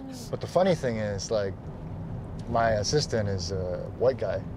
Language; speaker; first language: English; early bilingual, other home language; Korean